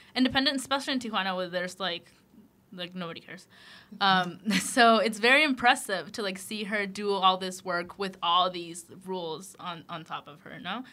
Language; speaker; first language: English; early bilingual, other home language; Spanish